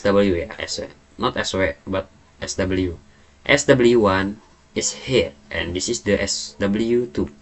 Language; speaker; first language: English; non-native, learner; Indonesian